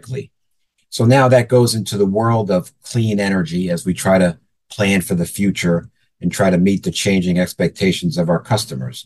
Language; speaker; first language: English; native; English